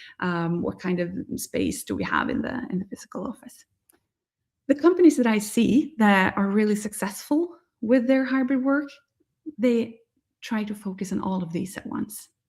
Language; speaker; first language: English; non-native, fluent; Swedish